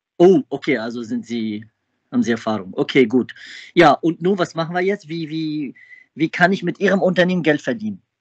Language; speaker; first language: German; native; German